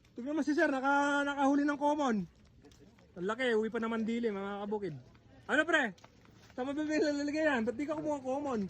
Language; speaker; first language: Filipino; native; Filipino